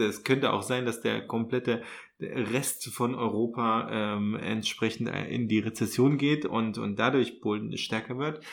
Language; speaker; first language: German; native; German